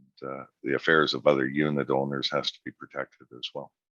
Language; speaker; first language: English; native; English